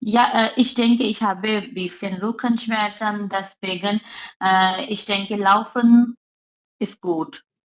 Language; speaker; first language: German; non-native, learner; Urdu